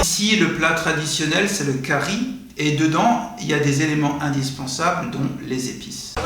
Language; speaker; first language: French; native; French